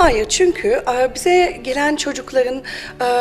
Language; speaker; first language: Turkish; early bilingual, heritage; German